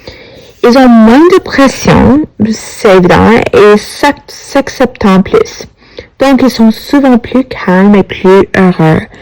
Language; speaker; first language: French; non-native, learner; English